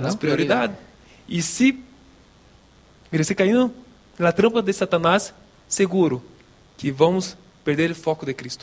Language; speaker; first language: Spanish; non-native, local second language; Portuguese